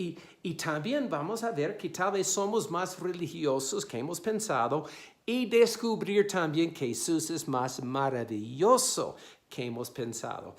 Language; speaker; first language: Spanish; non-native, fluent; English